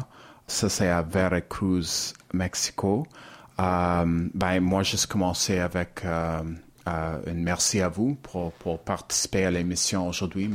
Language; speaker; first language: French; non-native, learner; English